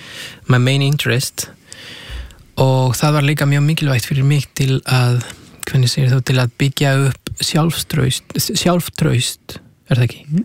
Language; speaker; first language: Icelandic; non-native, fluent; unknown